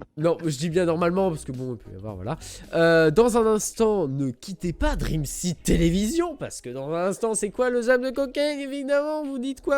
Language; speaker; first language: French; native; French